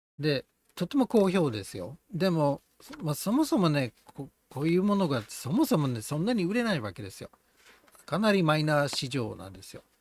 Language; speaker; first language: Japanese; non-native, fluent; English